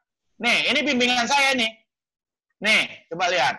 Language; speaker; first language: Indonesian; native; Indonesian